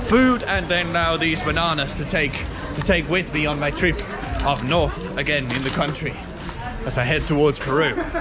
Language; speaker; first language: English; non-native, fluent; Danish